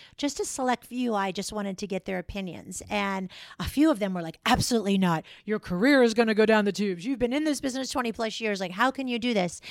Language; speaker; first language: English; native; English